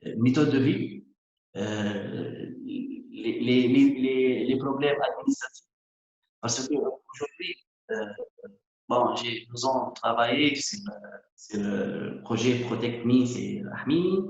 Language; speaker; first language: French; non-native, local second language; Arabic